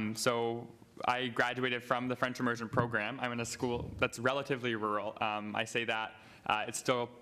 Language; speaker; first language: English; native; English